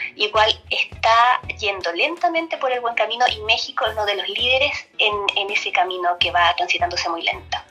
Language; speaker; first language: Spanish; native; Spanish